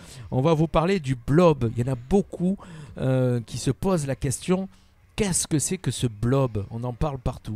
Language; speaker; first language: French; native; French